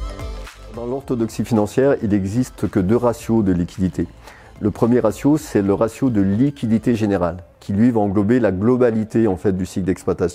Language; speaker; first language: French; native; French